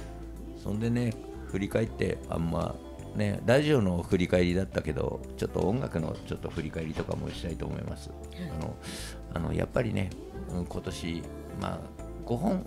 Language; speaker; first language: Japanese; native; Japanese